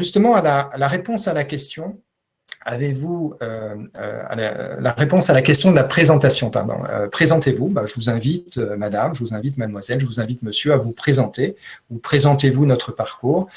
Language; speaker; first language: French; native; French